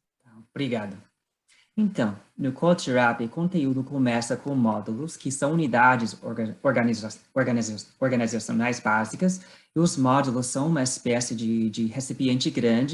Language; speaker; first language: Portuguese; non-native, fluent; English